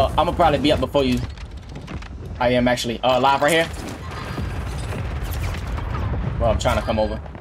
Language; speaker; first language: English; native; English